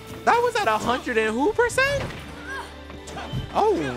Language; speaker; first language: English; native; English